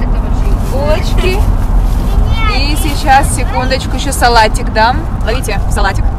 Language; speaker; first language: Russian; native; Russian